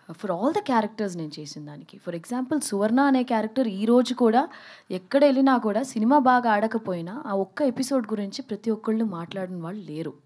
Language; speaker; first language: Telugu; early bilingual, heritage; Telugu